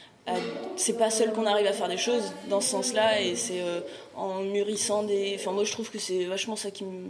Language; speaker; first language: French; native; French